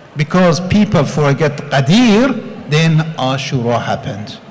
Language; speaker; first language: English; non-native, fluent; Persian